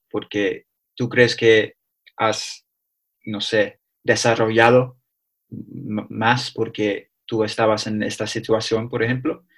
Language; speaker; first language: Spanish; non-native, learner; English